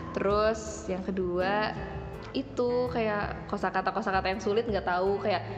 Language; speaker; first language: Indonesian; native; Indonesian